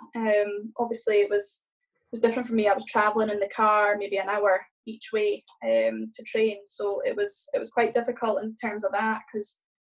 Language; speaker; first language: English; native; English